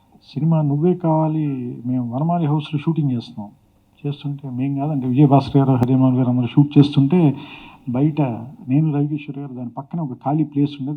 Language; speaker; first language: Telugu; native; Telugu